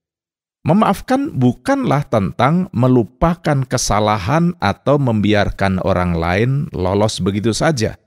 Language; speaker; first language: Indonesian; native; Indonesian